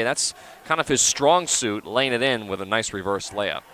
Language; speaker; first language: English; native; English